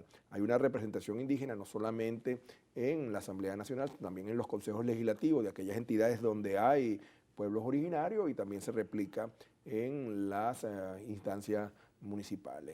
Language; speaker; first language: Spanish; native; Spanish